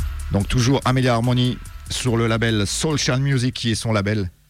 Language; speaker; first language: French; native; French